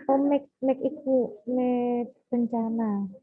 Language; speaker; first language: English; non-native, learner; Indonesian